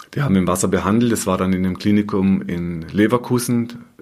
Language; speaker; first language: German; native; German